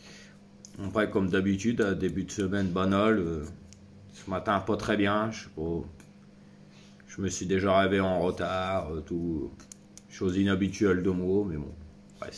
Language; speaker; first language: French; native; French